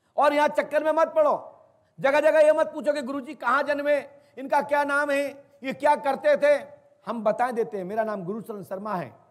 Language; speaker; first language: Hindi; native; Hindi